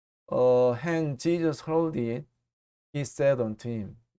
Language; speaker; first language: English; non-native, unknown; Korean